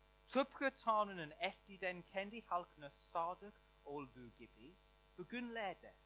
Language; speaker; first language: Turkish; non-native, learner; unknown